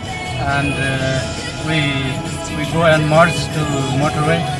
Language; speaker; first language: English; non-native, learner; Nepali